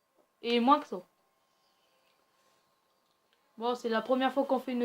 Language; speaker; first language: French; native; French